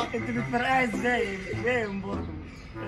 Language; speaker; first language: Arabic; native; Arabic